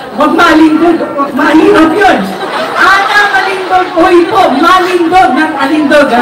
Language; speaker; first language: Filipino; non-native, local second language; Waray